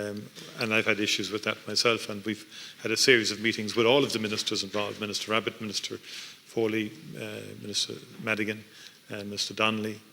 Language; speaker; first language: English; native; English